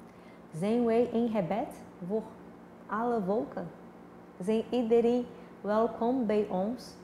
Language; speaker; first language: Dutch; non-native, fluent; Portuguese